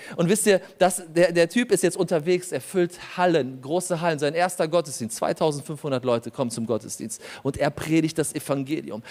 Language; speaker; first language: German; early bilingual, other home language; Polish